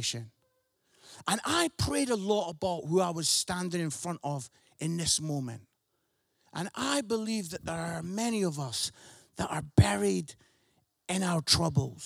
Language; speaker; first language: English; native; English